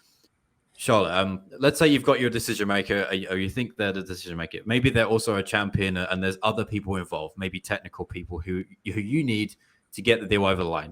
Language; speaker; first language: English; native; English